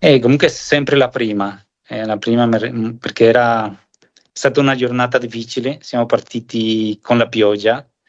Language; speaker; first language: Italian; non-native, fluent; Spanish